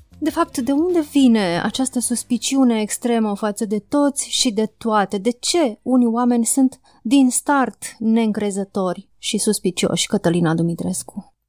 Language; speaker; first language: Romanian; native; Romanian